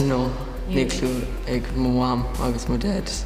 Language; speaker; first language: Irish; non-native, local second language; English